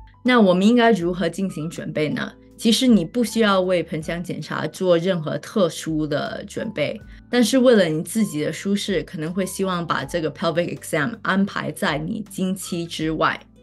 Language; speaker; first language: Chinese; native; Chinese